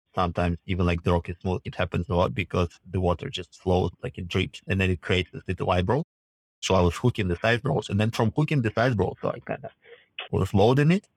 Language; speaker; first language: English; non-native, fluent; Russian